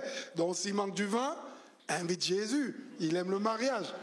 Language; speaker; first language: French; native; French